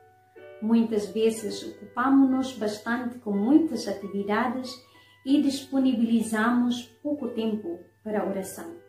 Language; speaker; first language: Portuguese; non-native, fluent; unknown